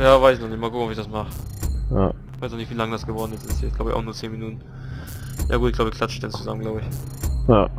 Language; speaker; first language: German; native; German